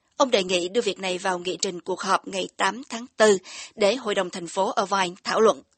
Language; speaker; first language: Vietnamese; native; Vietnamese